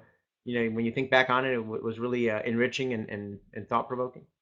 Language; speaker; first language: English; native; English